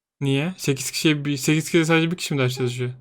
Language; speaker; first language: Turkish; native; Turkish